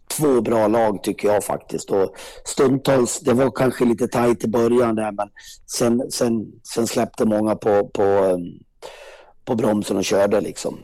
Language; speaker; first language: Swedish; native; Swedish